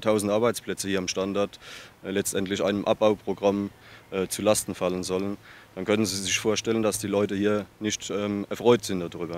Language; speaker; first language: German; native; German